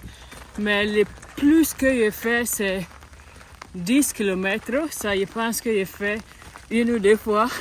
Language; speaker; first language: French; non-native, learner; English